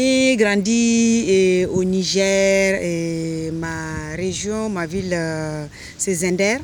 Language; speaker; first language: French; non-native, local second language; Hausa